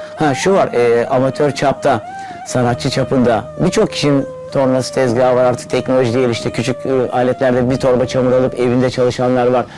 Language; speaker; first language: Turkish; native; Turkish